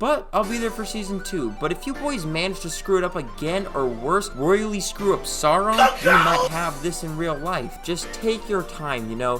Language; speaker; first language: English; native; English